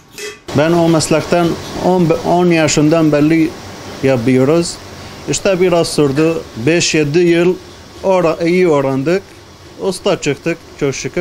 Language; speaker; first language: Turkish; non-native, learner; Arabic